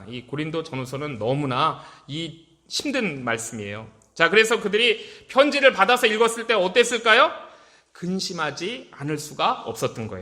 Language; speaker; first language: Korean; native; Korean